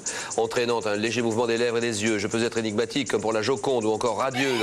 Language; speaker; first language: French; native; French